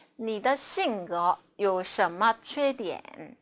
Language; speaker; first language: Chinese; non-native, fluent; Korean